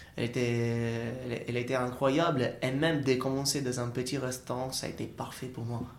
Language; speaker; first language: French; non-native, fluent; Italian